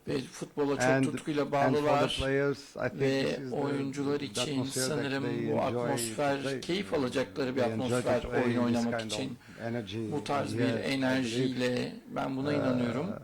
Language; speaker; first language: Turkish; non-native, learner; Portuguese